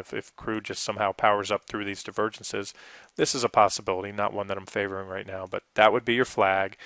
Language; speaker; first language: English; native; English